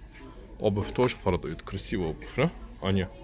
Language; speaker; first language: Russian; non-native, learner; Turkish